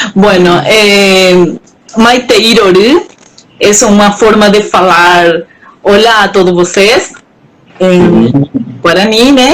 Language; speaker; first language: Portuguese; non-native, local second language; Spanish